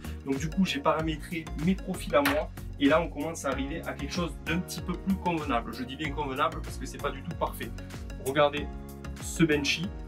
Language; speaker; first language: French; native; French